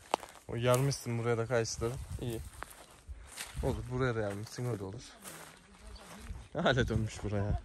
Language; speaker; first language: Turkish; native; Turkish